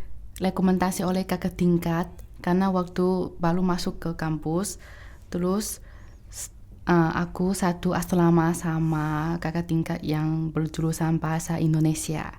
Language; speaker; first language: Indonesian; non-native, fluent; Chinese